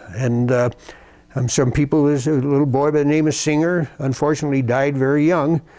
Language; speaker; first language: English; native; English